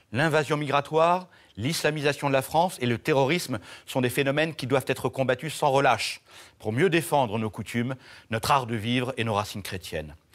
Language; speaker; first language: French; native; French